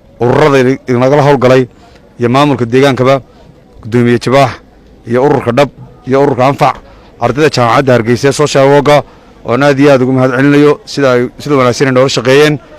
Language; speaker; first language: Somali; native; Somali